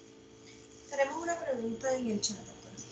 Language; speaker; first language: Spanish; native; Spanish